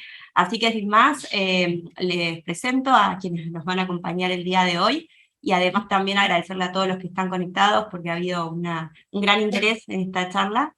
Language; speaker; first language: Spanish; native; Spanish